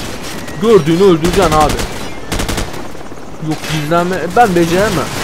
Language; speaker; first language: Turkish; native; Turkish